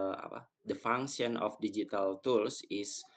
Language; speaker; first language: English; non-native, fluent; Indonesian